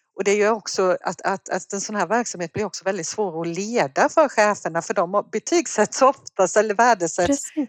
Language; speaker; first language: Swedish; native; Swedish